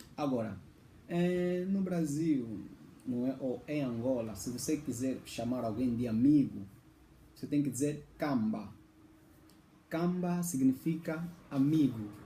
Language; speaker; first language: Portuguese; native; Portuguese